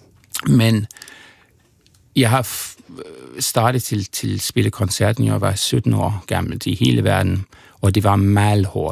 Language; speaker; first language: Danish; non-native, fluent; English